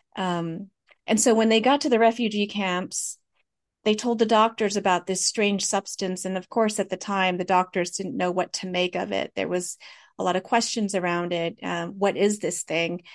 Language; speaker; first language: English; early bilingual, other home language; Hmong